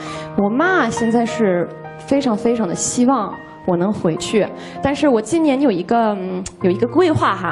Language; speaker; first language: Chinese; non-native, fluent; English